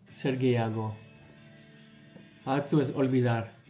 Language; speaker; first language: Basque; non-native, learner; English